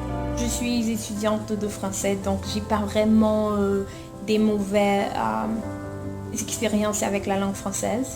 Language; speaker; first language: French; non-native, local second language; Haitian Creole